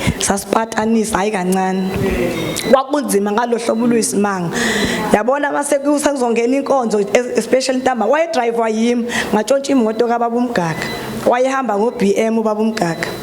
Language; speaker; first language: Zulu; native; Zulu